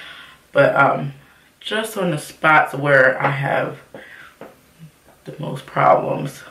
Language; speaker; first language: English; native; English